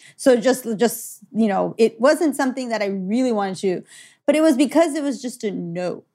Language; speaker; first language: English; native; English